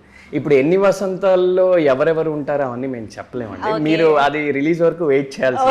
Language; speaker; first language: Telugu; native; Telugu